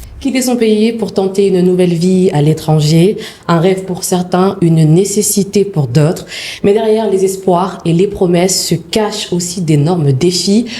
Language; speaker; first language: French; early bilingual, other home language; Wolof